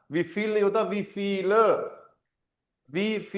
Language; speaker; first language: German; non-native, fluent; Hindi